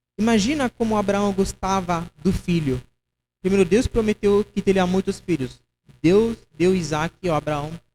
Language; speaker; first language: Portuguese; non-native, fluent; Haitian Creole